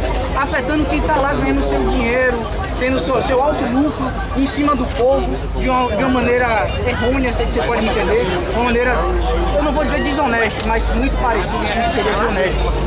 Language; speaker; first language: Portuguese; native; Portuguese